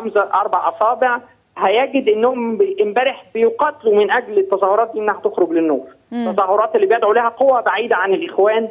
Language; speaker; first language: Arabic; native; Arabic